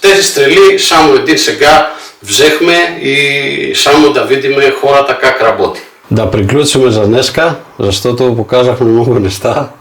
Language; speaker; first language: Bulgarian; non-native, fluent; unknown